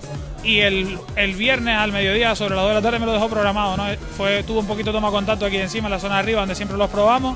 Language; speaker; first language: Spanish; native; Spanish